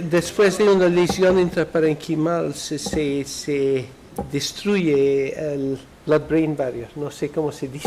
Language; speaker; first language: Spanish; non-native, fluent; Dutch